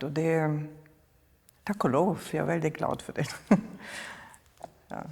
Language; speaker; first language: Swedish; non-native, fluent; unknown